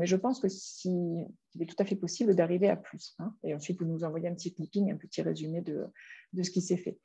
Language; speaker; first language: French; native; French